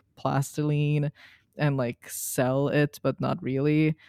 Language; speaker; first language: English; early bilingual, other home language; Serbian